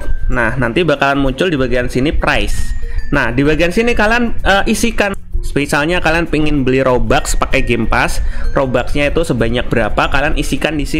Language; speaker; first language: Indonesian; native; Indonesian